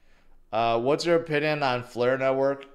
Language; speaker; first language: English; native; English